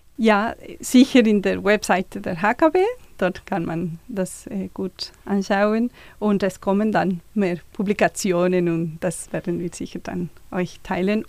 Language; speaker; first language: German; non-native, fluent; Spanish